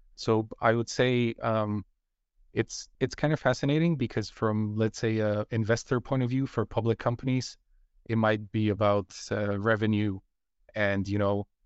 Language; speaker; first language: English; non-native, fluent; Bulgarian